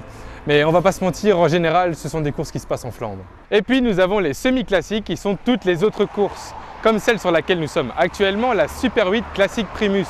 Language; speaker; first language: French; native; French